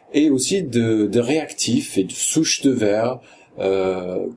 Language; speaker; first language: French; non-native, fluent; English